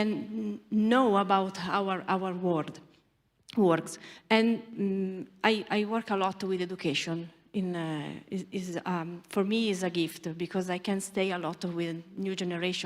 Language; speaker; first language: English; non-native, learner; Italian